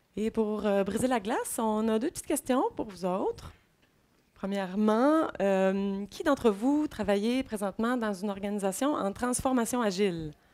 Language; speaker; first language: French; native; French